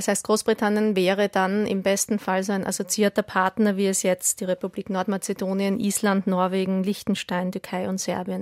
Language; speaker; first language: German; native; German